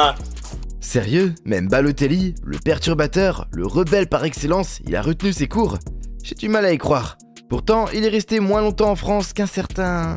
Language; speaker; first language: French; native; French